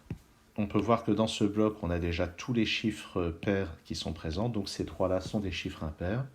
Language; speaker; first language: French; native; French